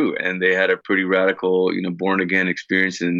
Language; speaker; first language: English; native; English